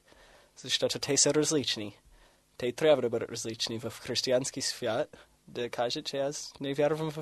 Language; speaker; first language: Bulgarian; non-native, fluent; English